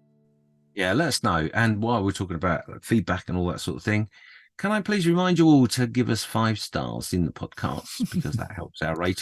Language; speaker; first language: English; native; English